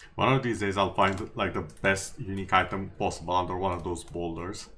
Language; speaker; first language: English; non-native, fluent; Romanian